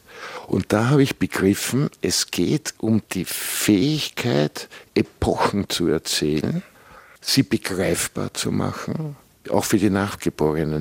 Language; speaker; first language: German; native; German